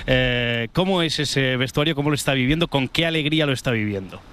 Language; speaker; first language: Spanish; native; Spanish